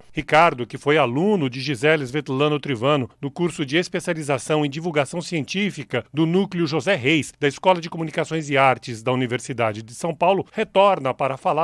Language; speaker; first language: Portuguese; native; Portuguese